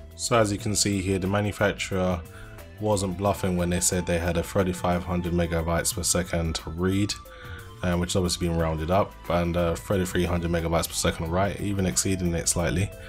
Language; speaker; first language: English; native; English